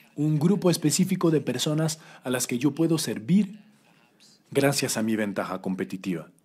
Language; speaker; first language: Spanish; non-native, fluent; English